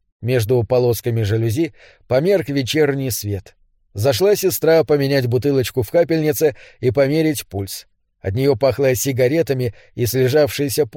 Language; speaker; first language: Russian; native; Russian